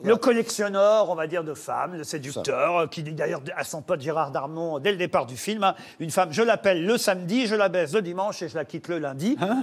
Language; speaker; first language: French; native; French